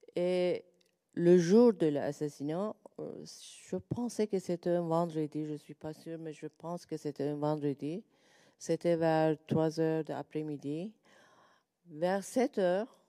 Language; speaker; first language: French; non-native, learner; Turkish